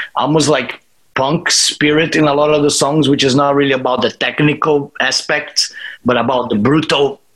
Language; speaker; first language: English; non-native, fluent; Portuguese